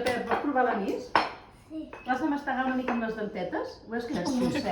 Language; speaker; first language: Catalan; native; Catalan